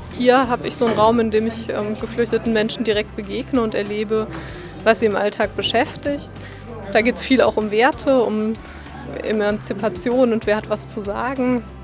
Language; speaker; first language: German; native; German